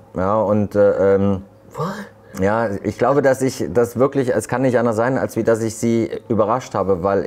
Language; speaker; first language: German; native; German